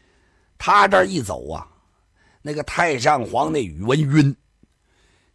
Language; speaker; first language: Chinese; native; Chinese